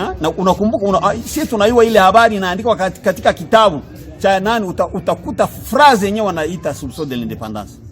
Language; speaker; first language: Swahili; non-native, local second language; Kinyarwanda